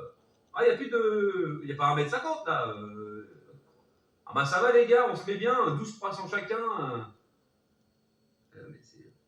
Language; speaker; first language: French; native; French